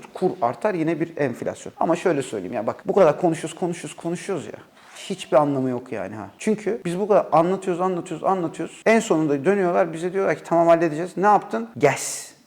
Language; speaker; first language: Turkish; native; Turkish